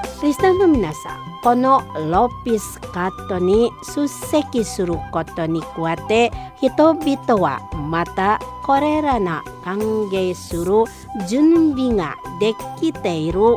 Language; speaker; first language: Japanese; non-native, fluent; Indonesian